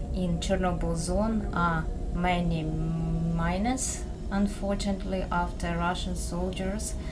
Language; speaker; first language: English; non-native, fluent; Ukrainian